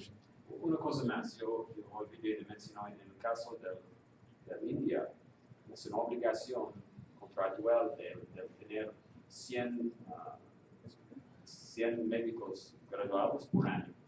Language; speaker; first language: Spanish; non-native, fluent; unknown